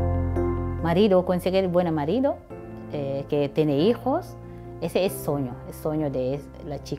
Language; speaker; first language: Spanish; non-native, learner; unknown